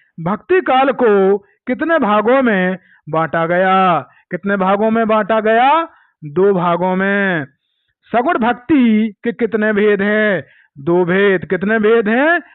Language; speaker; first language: Hindi; native; Hindi